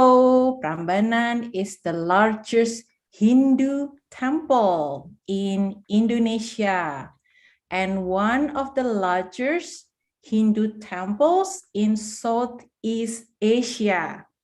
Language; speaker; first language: English; non-native, fluent; Indonesian